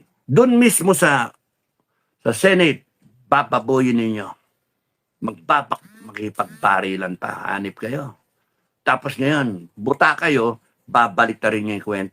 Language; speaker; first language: Filipino; native; Filipino